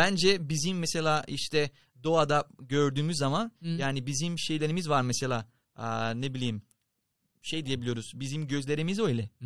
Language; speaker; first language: Turkish; non-native, fluent; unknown